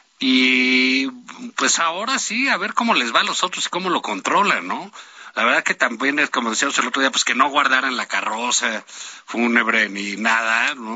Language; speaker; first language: Spanish; native; Spanish